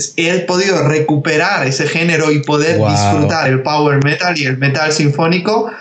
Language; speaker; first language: Spanish; early bilingual, other home language; Georgian